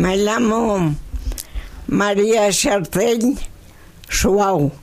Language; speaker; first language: Spanish; non-native, local second language; Catalan